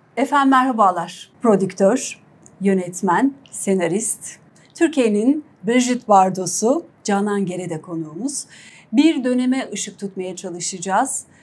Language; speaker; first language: Turkish; native; Turkish